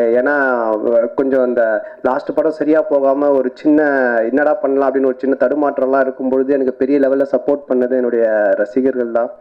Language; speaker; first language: Tamil; native; Tamil